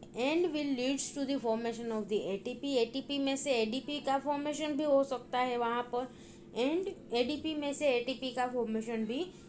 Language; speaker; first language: Hindi; non-native, local second language; Gujarati